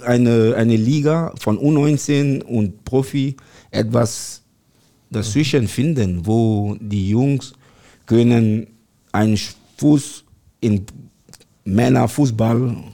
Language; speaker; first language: German; non-native, learner; French